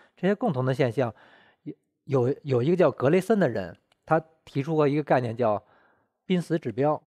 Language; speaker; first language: Chinese; native; Chinese